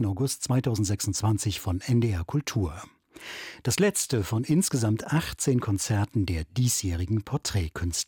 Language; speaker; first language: German; native; German